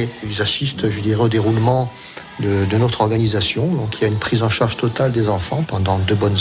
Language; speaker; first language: French; native; French